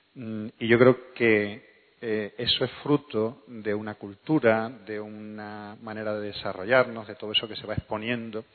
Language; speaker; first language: Spanish; native; Spanish